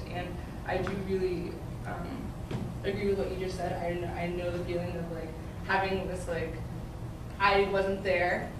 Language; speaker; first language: English; native; English